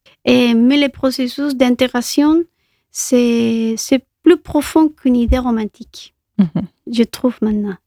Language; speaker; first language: French; non-native, fluent; Spanish